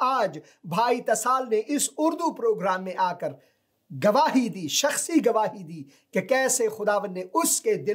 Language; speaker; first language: Hindi; non-native, fluent; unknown